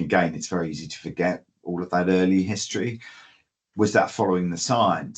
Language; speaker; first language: English; native; English